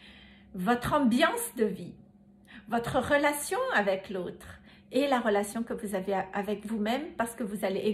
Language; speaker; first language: French; native; French